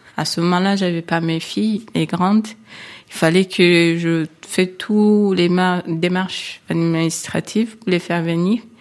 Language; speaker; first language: French; non-native, local second language; Kinyarwanda